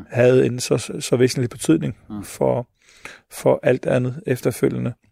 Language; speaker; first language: Danish; early bilingual, other home language; Arabic